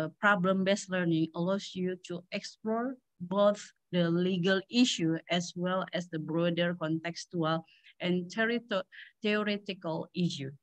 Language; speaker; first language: English; non-native, learner; Indonesian